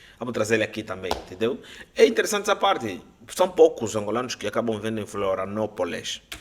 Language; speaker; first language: Portuguese; native; Portuguese